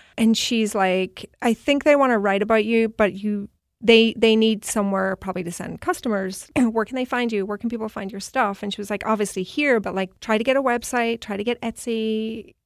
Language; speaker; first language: English; native; English